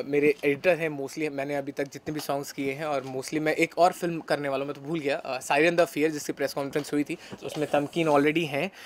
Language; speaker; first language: Hindi; native; Hindi